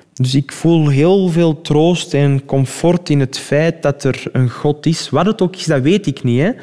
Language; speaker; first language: Dutch; early bilingual, other home language; Arabic